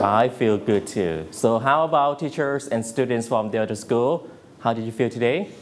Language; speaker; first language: English; non-native, fluent; Thai